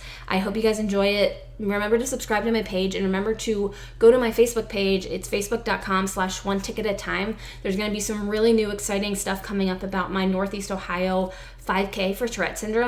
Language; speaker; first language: English; native; English